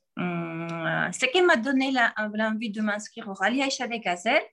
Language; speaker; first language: French; non-native, fluent; Georgian